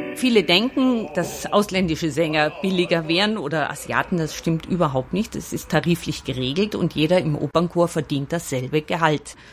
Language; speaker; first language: German; native; German